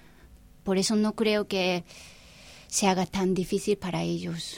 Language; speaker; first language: Spanish; non-native, fluent; Japanese